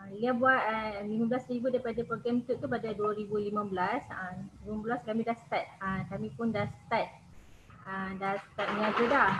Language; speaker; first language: Malay; native; Malay